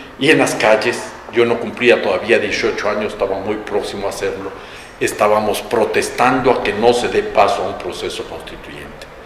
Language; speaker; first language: Spanish; native; Spanish